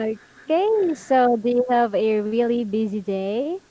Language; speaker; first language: English; non-native, fluent; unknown